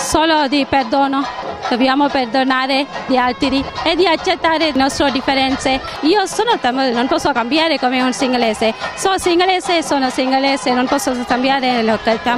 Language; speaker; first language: Italian; non-native, learner; Tamil